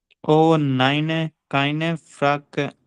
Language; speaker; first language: German; non-native, learner; Hindi